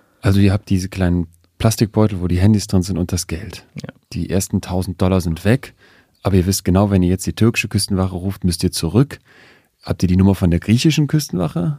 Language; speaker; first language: German; native; German